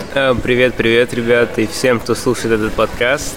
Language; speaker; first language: Russian; early bilingual, other home language; Uzbek